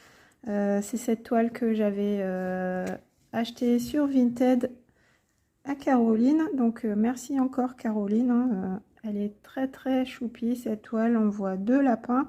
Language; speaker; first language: French; native; French